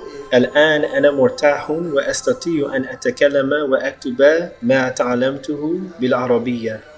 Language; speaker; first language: Arabic; non-native, learner; English